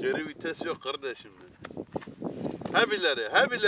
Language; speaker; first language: Turkish; native; Turkish